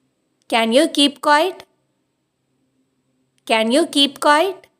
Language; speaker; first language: English; non-native, local second language; Tamil